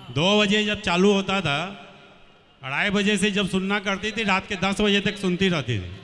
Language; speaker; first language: Hindi; native; Hindi